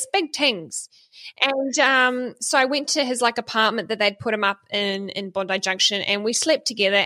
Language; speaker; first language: English; native; English